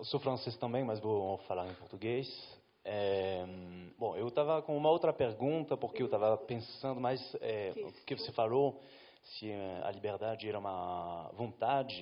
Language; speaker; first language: Portuguese; non-native, fluent; French